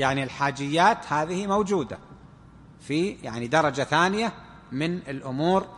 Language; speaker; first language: Arabic; native; Arabic